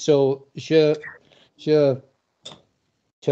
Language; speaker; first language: French; non-native, learner; English